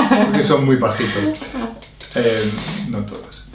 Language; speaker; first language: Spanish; non-native, fluent; English